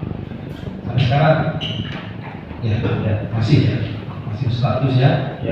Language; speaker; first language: Indonesian; native; Indonesian